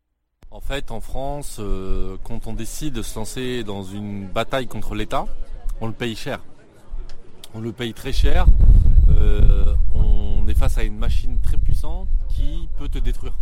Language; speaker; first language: French; native; French